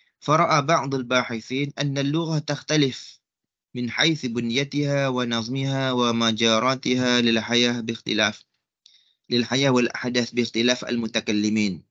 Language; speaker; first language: Arabic; non-native, fluent; Malay